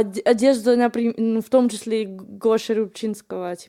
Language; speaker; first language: Russian; non-native, fluent; English